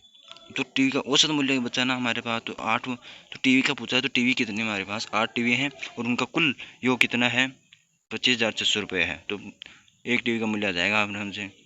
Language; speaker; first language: Hindi; native; Hindi